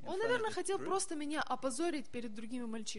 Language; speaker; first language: Russian; native; Russian